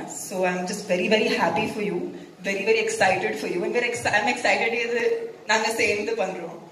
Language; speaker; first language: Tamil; non-native, local second language; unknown